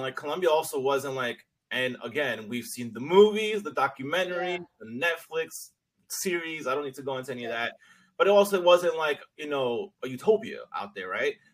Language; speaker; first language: English; early bilingual, other home language; Spanish